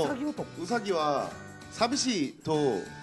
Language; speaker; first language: Japanese; non-native, learner; Korean